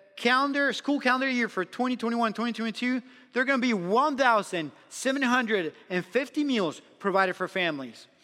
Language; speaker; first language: English; non-native, fluent; Spanish